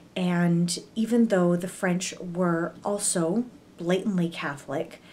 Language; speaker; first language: English; native; English